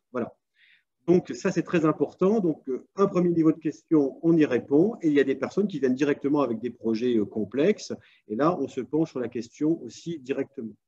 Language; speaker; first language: French; native; French